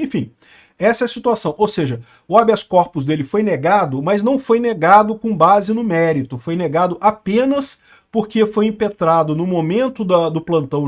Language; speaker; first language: Portuguese; native; Portuguese